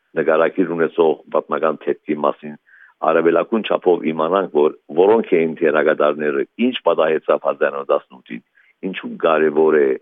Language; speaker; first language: Armenian; early bilingual, heritage; Armenian